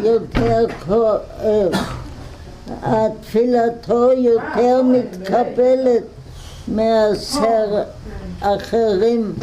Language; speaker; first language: Hebrew; non-native, fluent; German